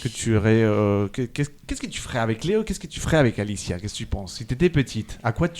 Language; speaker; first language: French; native; French